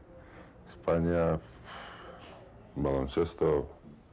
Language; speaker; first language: Spanish; non-native, learner; Lithuanian